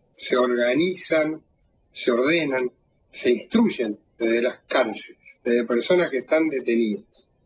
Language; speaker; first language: Spanish; native; Spanish